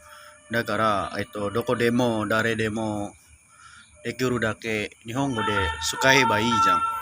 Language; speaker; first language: Japanese; non-native, learner; Indonesian